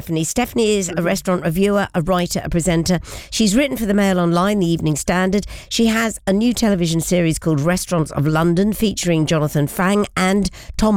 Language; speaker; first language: English; native; English